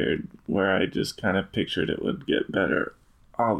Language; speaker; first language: English; native; English